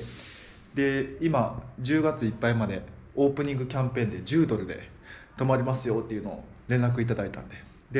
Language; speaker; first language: Japanese; native; Japanese